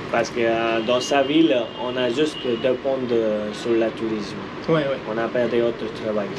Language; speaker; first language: French; non-native, fluent; Hindi